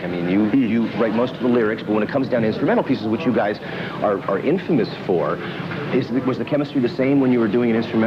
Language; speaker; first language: English; native; English